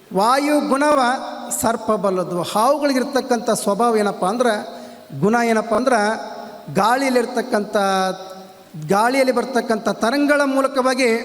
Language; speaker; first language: Kannada; native; Kannada